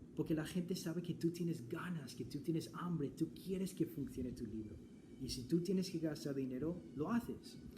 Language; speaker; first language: Spanish; non-native, fluent; English